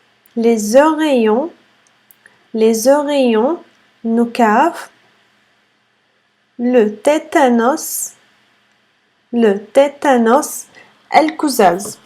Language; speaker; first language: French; non-native, fluent; Arabic